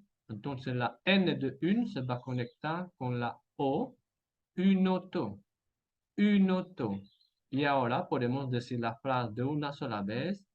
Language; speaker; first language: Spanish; non-native, fluent; French